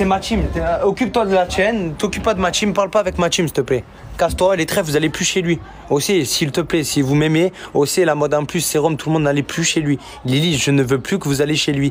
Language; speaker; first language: French; native; French